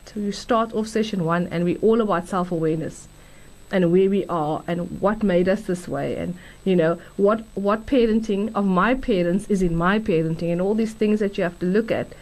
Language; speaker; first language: English; native; English